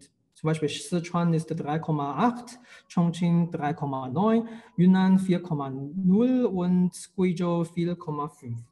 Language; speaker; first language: German; non-native, fluent; Chinese